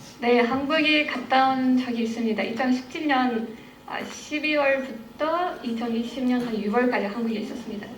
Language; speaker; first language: Korean; non-native, fluent; Uzbek